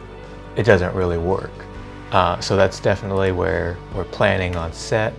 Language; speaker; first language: English; native; English